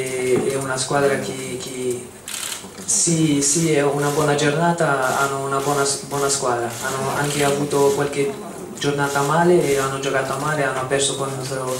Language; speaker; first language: Italian; non-native, fluent; Dutch